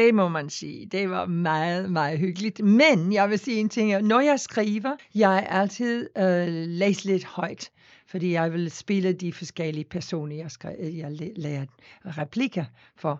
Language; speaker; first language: Danish; non-native, fluent; English